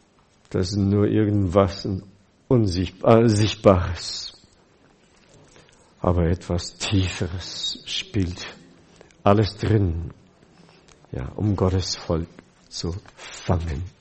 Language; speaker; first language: German; non-native, fluent; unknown